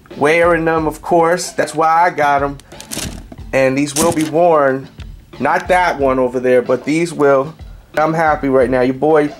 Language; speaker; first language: English; native; English